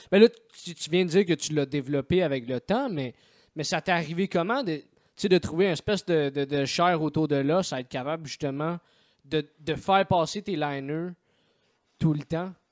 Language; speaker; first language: French; native; French